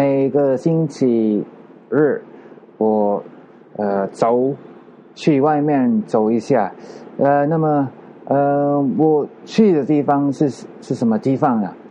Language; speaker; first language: Chinese; non-native, learner; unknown